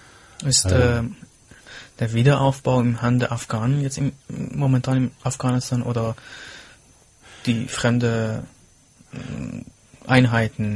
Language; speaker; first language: German; non-native, fluent; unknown